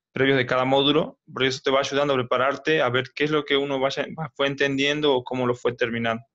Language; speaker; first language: Spanish; native; Spanish